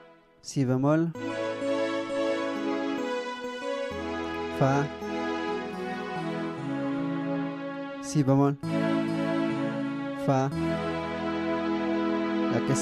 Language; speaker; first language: Spanish; native; Spanish